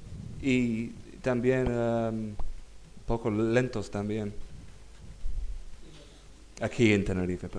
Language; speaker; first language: Spanish; non-native, learner; English